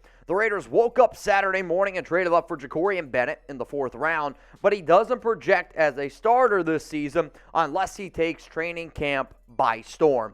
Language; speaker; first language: English; native; English